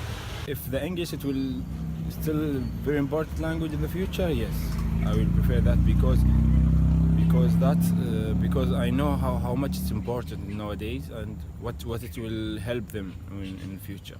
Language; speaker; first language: English; non-native, learner; Arabic